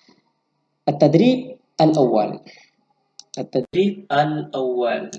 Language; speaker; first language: Arabic; non-native, learner; Indonesian